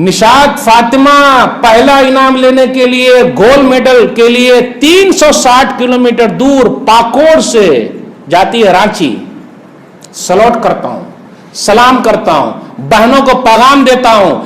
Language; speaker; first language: Hindi; native; Hindi